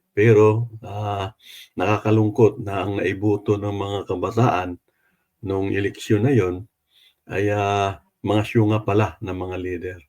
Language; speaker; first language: Filipino; non-native, local second language; Cebuano